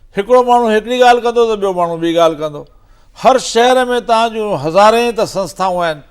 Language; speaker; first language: Sindhi; native; Sindhi